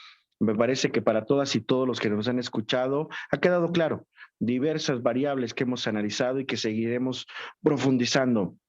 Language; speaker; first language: Spanish; native; Spanish